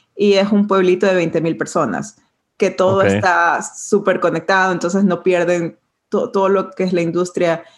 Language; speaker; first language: Spanish; native; Spanish